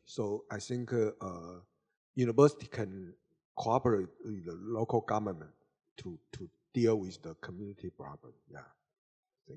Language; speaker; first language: English; non-native, learner; Chinese